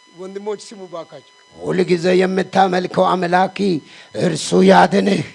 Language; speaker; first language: Amharic; non-native, local second language; Wolaytta